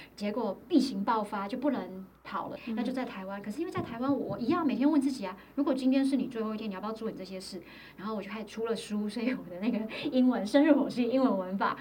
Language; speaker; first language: Chinese; native; Chinese